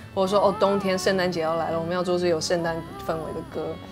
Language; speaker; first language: Chinese; early bilingual, heritage; Chinese